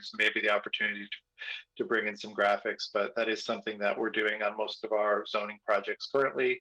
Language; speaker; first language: English; native; English